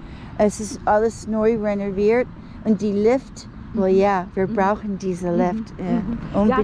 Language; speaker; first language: German; non-native, fluent; English